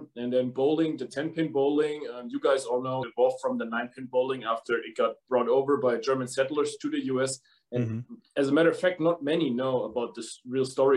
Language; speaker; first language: English; non-native, fluent; German